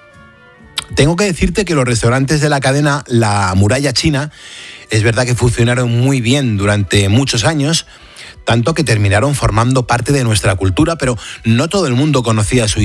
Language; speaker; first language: Spanish; native; Spanish